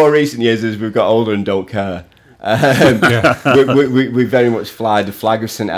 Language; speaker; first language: English; native; English